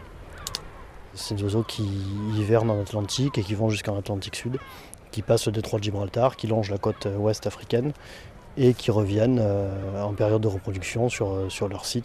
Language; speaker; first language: French; native; French